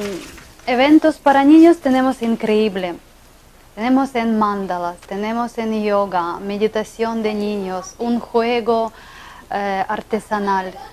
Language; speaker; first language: Spanish; non-native, learner; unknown